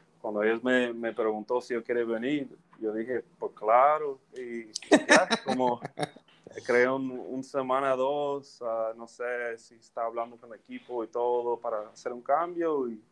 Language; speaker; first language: Spanish; early bilingual, heritage; English